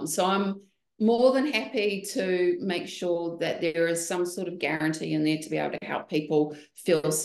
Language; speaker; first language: English; native; English